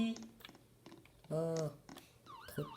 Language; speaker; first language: French; native; French